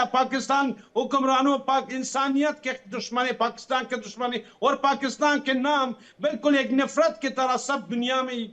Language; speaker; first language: Hindi; non-native, fluent; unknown